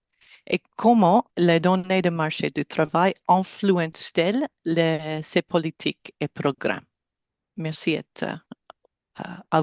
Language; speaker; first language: French; non-native, learner; English